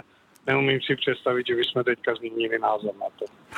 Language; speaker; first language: Czech; native; Czech